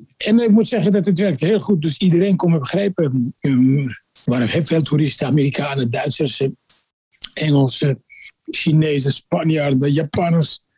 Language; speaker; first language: Dutch; non-native, fluent; Arabic